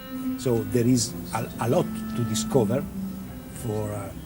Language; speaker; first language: English; non-native, learner; Italian